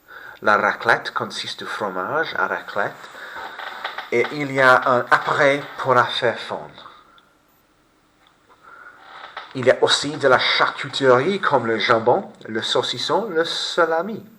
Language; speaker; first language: French; non-native, fluent; English